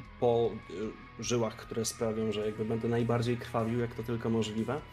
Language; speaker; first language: Polish; native; Polish